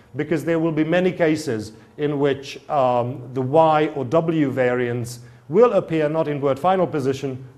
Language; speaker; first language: English; non-native, fluent; Hungarian